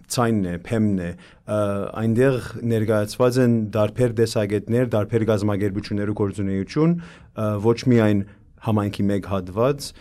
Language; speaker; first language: Armenian; early bilingual, heritage; Armenian